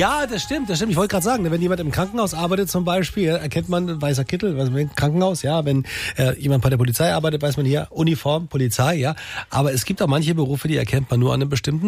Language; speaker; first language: German; native; German